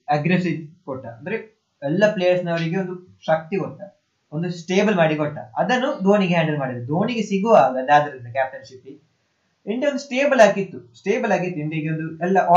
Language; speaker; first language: Kannada; non-native, local second language; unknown